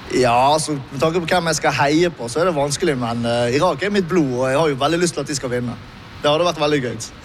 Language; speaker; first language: Norwegian; early bilingual, other home language; Arabic